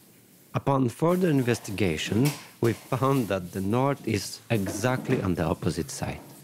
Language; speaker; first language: English; non-native, fluent; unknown